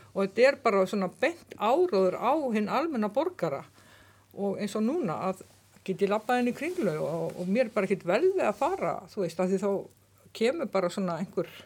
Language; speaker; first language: Icelandic; native; Icelandic